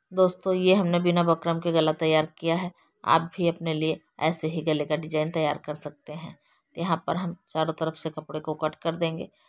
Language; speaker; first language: Hindi; native; Hindi